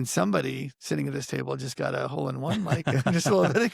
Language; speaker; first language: English; native; English